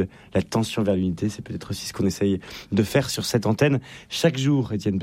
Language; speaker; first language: French; native; French